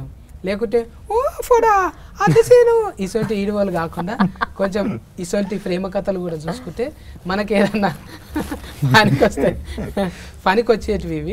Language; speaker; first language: Telugu; native; Telugu